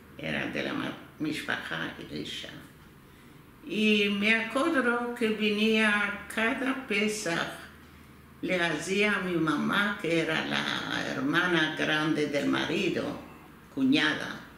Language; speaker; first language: Spanish; early bilingual, heritage; Turkish